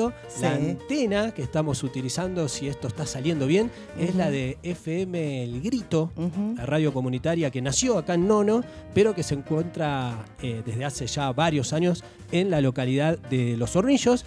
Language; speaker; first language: Spanish; native; Spanish